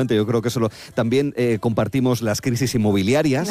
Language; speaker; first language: Spanish; native; Spanish